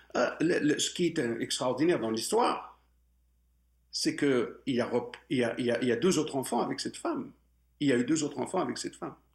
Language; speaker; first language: French; non-native, local second language; Arabic